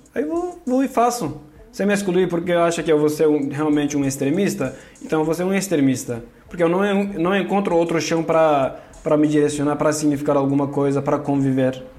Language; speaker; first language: Portuguese; non-native, fluent; Kurdish